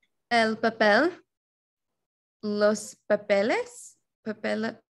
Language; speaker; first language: Spanish; non-native, learner; English